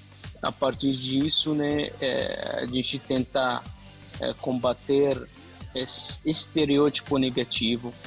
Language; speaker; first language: Portuguese; non-native, fluent; Arabic